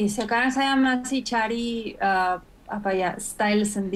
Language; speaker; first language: Indonesian; non-native, fluent; Spanish